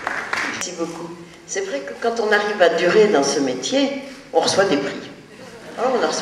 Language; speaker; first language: French; native; French